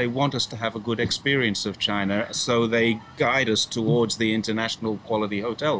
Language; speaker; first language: English; native; English